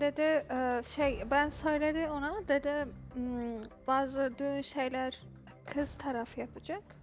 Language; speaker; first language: Turkish; non-native, learner; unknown